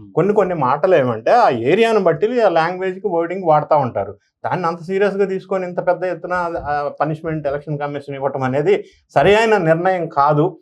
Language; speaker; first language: Telugu; native; Telugu